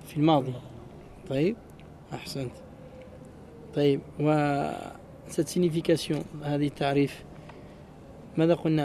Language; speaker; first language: Arabic; non-native, fluent; French